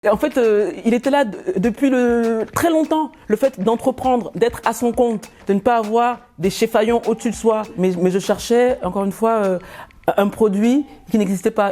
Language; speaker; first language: French; early bilingual, other home language; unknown